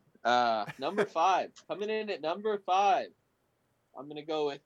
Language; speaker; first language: English; native; English